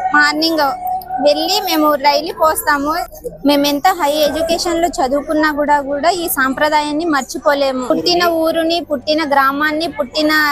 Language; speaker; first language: Telugu; non-native, local second language; Lambadi